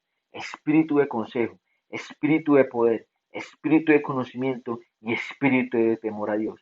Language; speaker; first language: Spanish; native; Spanish